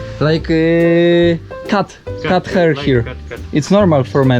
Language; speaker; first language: English; non-native, learner; Polish